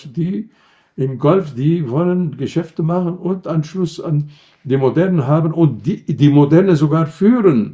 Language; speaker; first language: German; non-native, fluent; Arabic